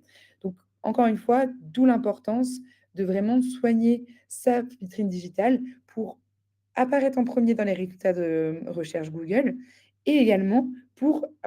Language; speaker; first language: French; native; French